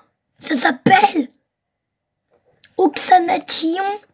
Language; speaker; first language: French; early bilingual, other home language; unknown